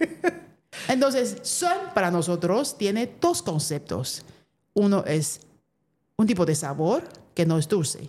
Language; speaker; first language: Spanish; non-native, fluent; Chinese